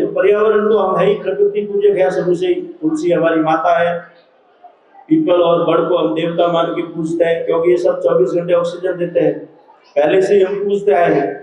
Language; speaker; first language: Hindi; native; Hindi